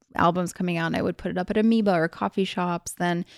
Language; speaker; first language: English; early bilingual, other home language; Hungarian